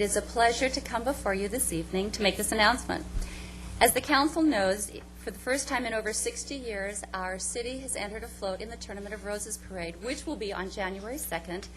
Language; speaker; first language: English; native; English